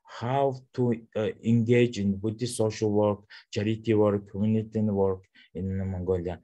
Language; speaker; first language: English; non-native, learner; Mongolian